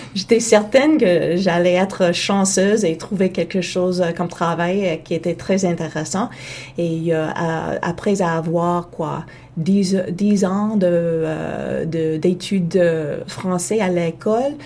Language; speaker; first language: French; non-native, local second language; English